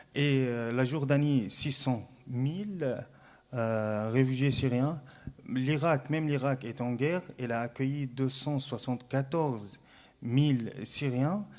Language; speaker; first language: French; non-native, fluent; Arabic